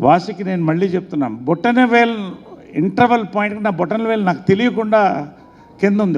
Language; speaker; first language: Telugu; native; Telugu